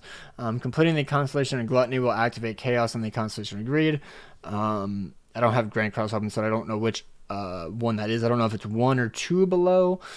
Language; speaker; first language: English; native; English